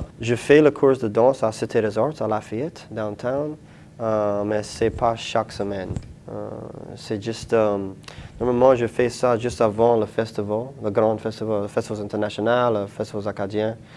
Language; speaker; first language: French; non-native, local second language; English